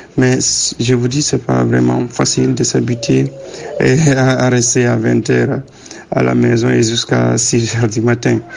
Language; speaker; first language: French; non-native, local second language; Wolof